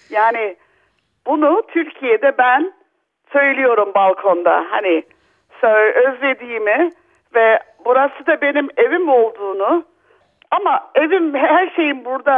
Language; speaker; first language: Turkish; early bilingual, other home language; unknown